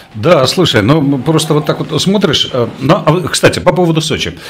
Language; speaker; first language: Russian; native; Russian